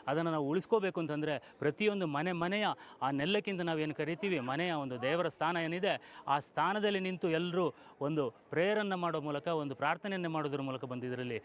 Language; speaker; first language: Kannada; non-native, local second language; Kodava